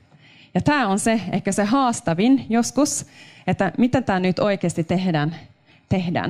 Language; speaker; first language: Finnish; non-native, local second language; Swedish